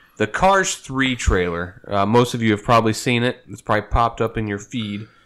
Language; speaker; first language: English; native; English